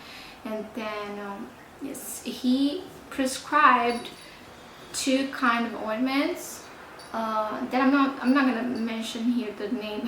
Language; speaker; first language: English; non-native, fluent; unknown